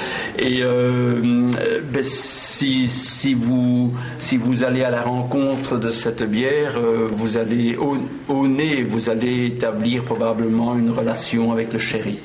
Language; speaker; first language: French; native; French